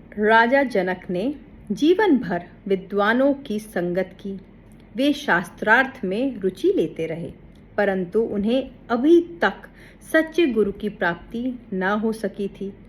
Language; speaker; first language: Hindi; native; Hindi